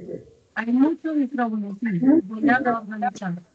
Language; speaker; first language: Spanish; native; Spanish